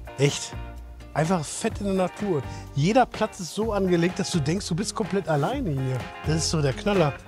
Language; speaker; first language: German; native; German